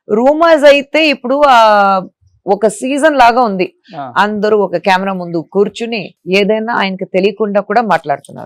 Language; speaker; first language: Telugu; non-native, fluent; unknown